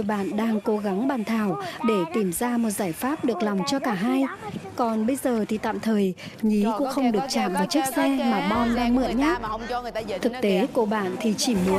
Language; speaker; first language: Vietnamese; native; Vietnamese